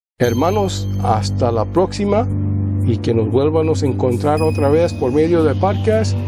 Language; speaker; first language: Spanish; early bilingual, heritage; Spanish